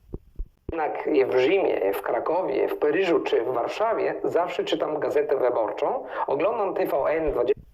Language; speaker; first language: Polish; non-native, fluent; Italian